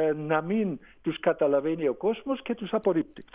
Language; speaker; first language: Greek; non-native, fluent; German